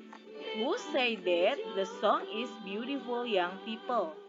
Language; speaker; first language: English; non-native, fluent; Indonesian